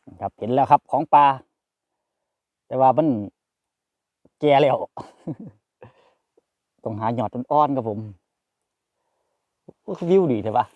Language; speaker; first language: Thai; non-native, local second language; Northeastern Thai